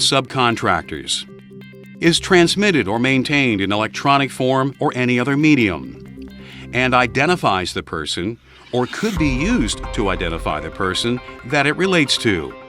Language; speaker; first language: English; native; English